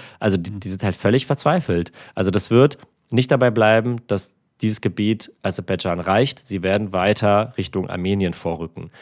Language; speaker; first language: German; early bilingual, other home language; Armenian